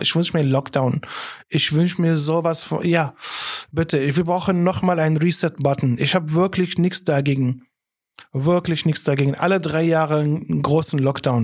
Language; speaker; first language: German; non-native, fluent; Arabic